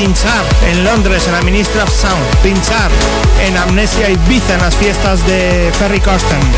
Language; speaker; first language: Spanish; native; Spanish